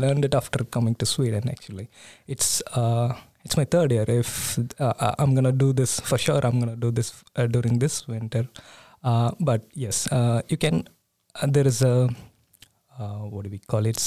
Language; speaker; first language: English; non-native, local second language; Tamil